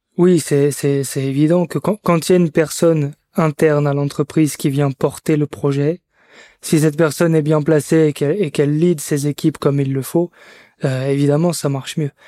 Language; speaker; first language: French; native; French